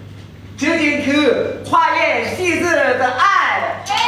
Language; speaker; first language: Chinese; non-native, learner; Thai